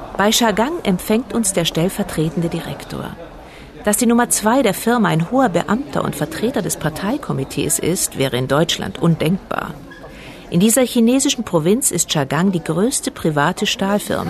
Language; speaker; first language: German; native; German